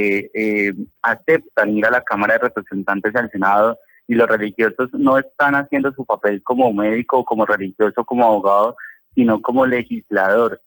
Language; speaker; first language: Spanish; native; Spanish